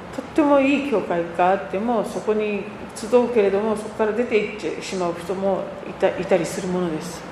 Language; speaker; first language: Japanese; native; Japanese